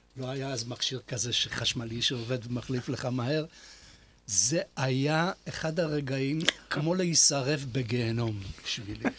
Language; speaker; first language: Hebrew; non-native, fluent; Polish